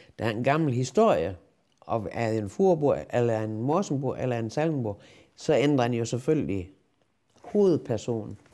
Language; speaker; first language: Danish; native; Danish